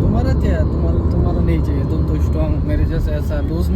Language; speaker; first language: Hindi; non-native, learner; Bangla